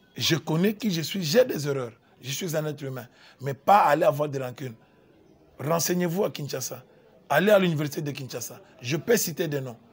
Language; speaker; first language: French; non-native, local second language; Lingala